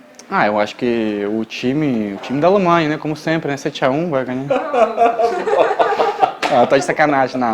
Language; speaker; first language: Portuguese; non-native, fluent; Russian